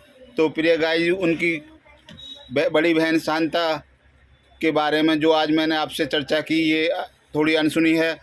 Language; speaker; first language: Hindi; native; Hindi